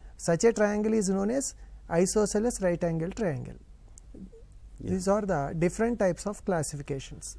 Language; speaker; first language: English; non-native, local second language; Telugu